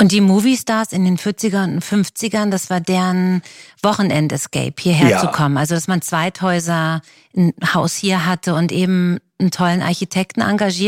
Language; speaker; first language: German; native; German